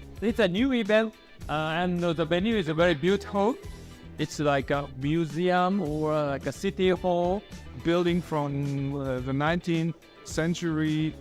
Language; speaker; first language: English; non-native, fluent; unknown